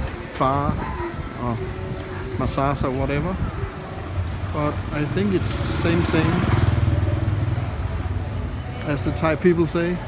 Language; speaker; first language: English; non-native, fluent; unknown